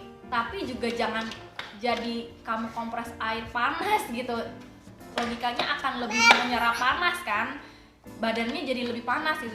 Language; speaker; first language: Indonesian; native; Indonesian